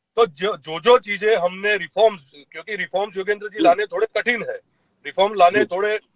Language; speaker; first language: Hindi; non-native, local second language; Gujarati